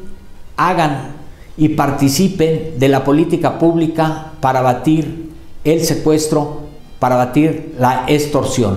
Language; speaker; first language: Spanish; native; Spanish